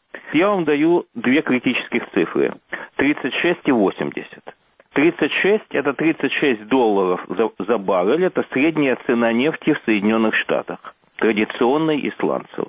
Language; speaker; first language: Russian; native; Russian